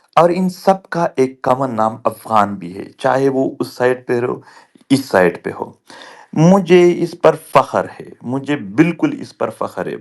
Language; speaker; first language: Urdu; non-native, local second language; Pashto